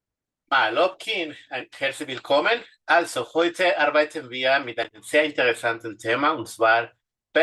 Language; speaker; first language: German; non-native, fluent; Spanish